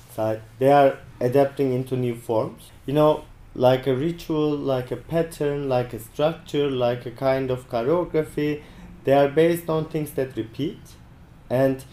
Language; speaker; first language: English; non-native, fluent; Turkish